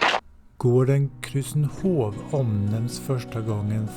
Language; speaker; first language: Swedish; native; Swedish